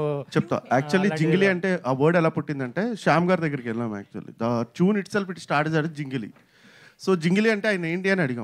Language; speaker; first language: Telugu; native; Telugu